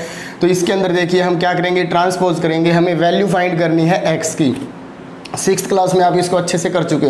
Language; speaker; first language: Hindi; native; Hindi